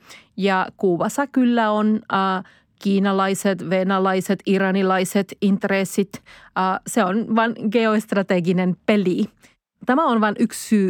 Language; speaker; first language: Finnish; non-native, fluent; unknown